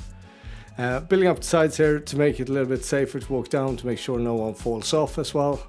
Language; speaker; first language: English; native; English